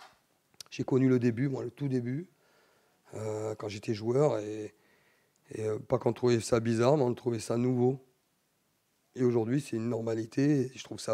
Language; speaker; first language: French; native; French